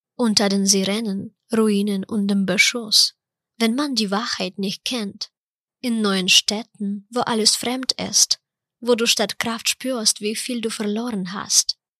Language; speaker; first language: German; non-native, fluent; Ukrainian